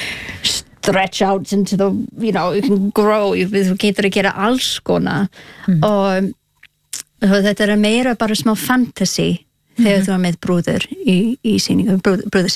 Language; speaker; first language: Icelandic; non-native, learner; Spanish